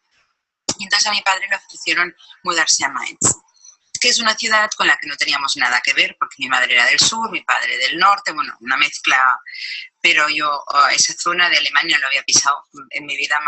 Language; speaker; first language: Spanish; native; Spanish